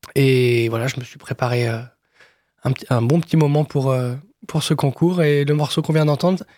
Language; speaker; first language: French; native; French